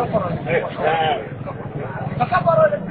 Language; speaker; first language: Arabic; native; Arabic